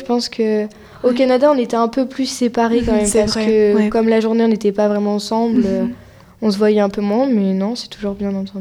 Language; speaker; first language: French; native; French